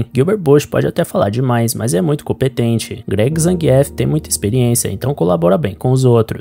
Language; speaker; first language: Portuguese; native; Portuguese